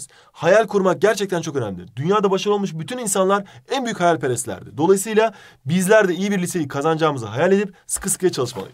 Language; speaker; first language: Turkish; native; Turkish